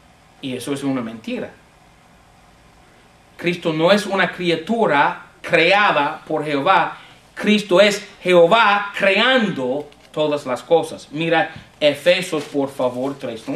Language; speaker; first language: Spanish; non-native, fluent; English